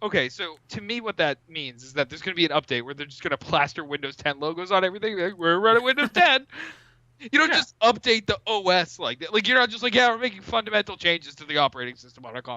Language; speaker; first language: English; native; English